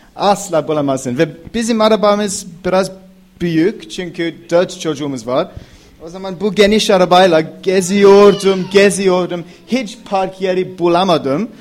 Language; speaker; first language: Turkish; non-native, fluent; English